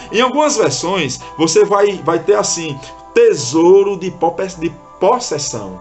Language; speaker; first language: Portuguese; native; Portuguese